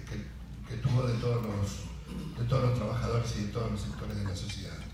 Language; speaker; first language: Spanish; native; Spanish